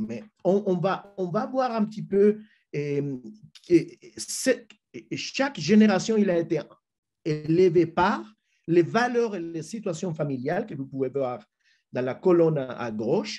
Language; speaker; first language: French; non-native, fluent; Spanish